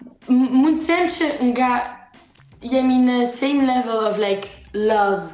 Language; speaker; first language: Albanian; early bilingual, heritage; Albanian